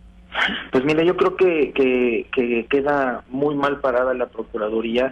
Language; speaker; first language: Spanish; native; Spanish